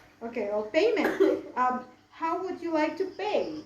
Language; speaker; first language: English; non-native, learner; Indonesian